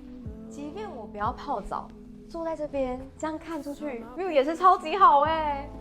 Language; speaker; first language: Chinese; native; Chinese